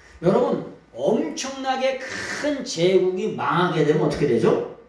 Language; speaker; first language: Korean; native; Korean